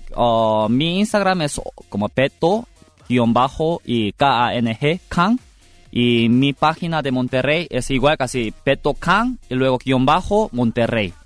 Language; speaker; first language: Spanish; non-native, fluent; Korean